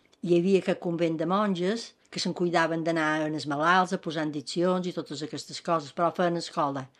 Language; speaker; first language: Catalan; native; Catalan